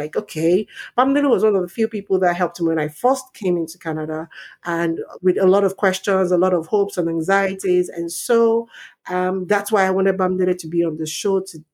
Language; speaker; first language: English; non-native, local second language; Yoruba